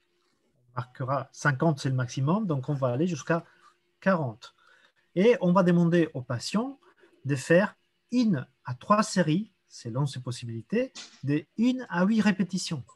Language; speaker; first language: French; native; French